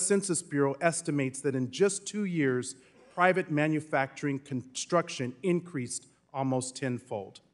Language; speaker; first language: English; native; English